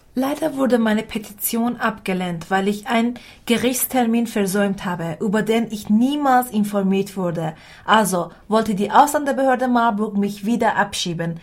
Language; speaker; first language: German; non-native, fluent; Persian